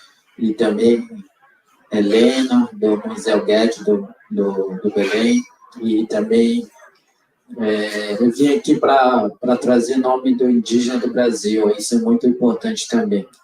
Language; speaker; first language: Portuguese; non-native, local second language; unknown